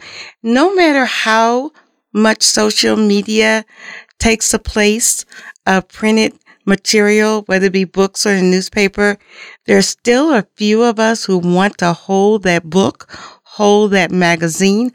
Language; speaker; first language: English; native; English